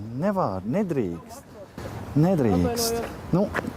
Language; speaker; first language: Latvian; non-native, learner; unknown